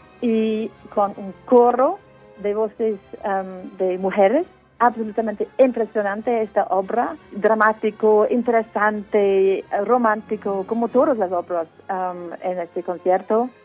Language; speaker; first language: Spanish; non-native, fluent; English